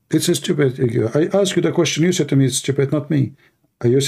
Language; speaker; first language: English; non-native, fluent; Arabic